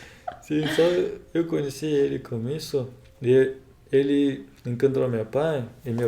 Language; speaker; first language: Portuguese; non-native, learner; Russian